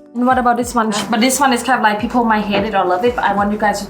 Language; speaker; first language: English; non-native, fluent; Thai